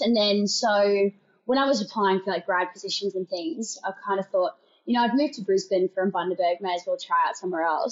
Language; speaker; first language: English; native; English